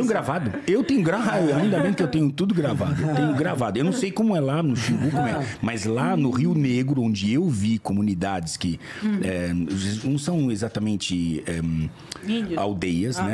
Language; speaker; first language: Portuguese; native; Portuguese